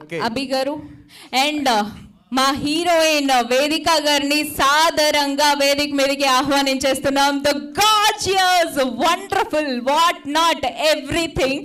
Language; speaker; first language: Telugu; native; Telugu